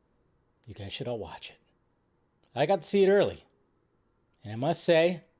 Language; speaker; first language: English; native; English